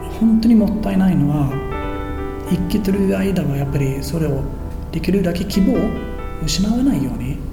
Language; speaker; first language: Japanese; non-native, fluent; Swedish